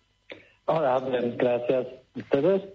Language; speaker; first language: Spanish; non-native, learner; Polish